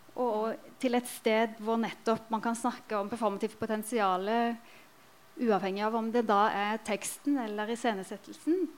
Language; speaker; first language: Norwegian; native; Norwegian